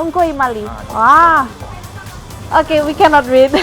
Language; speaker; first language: English; non-native, learner; Indonesian